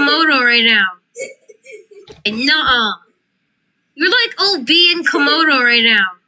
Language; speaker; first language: English; native; English